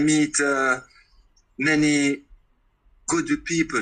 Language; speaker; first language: English; non-native, learner; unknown